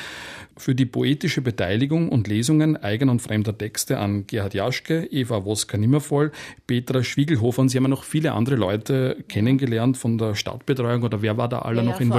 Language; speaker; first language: German; native; German